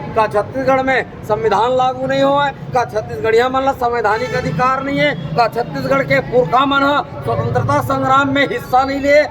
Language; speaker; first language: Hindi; native; Hindi